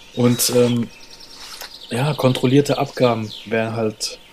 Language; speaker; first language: German; native; German